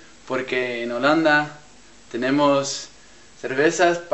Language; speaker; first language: Spanish; early bilingual, heritage; Spanish